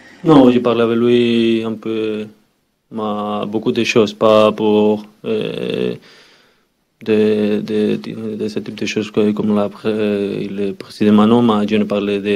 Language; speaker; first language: French; non-native, learner; Spanish